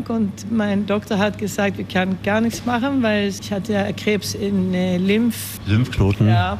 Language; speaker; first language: German; early bilingual, heritage; Swedish